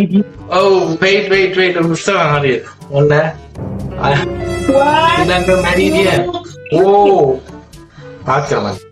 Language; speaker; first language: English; non-native, learner; Sinhala